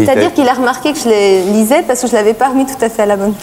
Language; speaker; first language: French; native; French